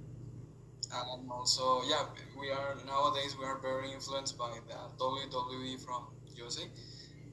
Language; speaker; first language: English; non-native, fluent; Spanish